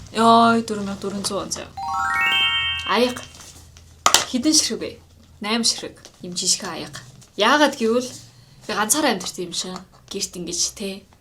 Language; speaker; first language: Mongolian; native; Mongolian